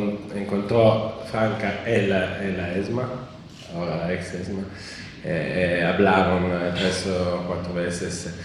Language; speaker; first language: Spanish; non-native, fluent; Italian